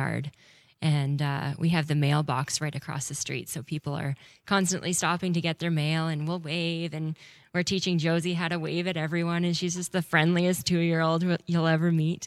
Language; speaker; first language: English; native; English